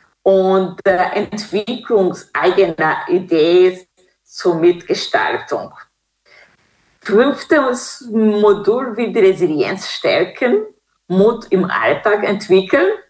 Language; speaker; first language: German; non-native, fluent; Kinyarwanda